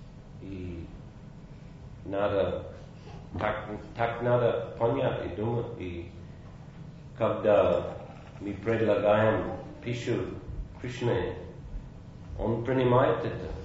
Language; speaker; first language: Russian; non-native, fluent; English